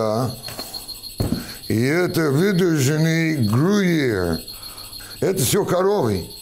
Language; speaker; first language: Russian; non-native, learner; English